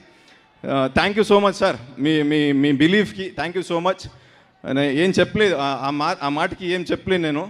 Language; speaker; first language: Telugu; non-native, learner; Kannada